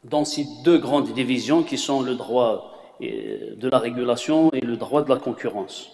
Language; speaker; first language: French; non-native, local second language; Kabyle